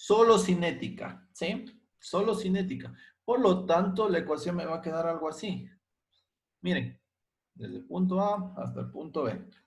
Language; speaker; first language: Spanish; native; Spanish